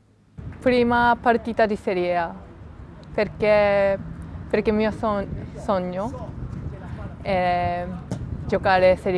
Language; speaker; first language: Italian; non-native, learner; Japanese